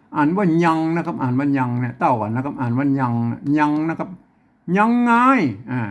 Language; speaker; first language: Thai; non-native, local second language; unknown